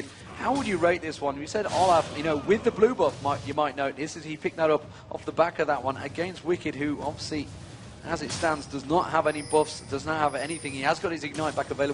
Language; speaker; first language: English; native; English